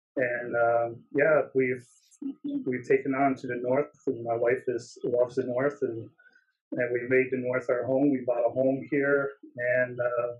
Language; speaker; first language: English; native; English